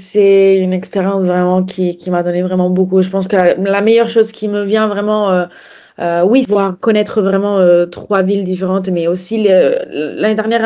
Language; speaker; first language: French; non-native, fluent; Italian